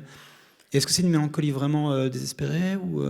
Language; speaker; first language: French; native; French